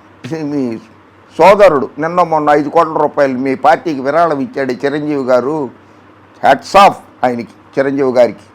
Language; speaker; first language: Telugu; native; Telugu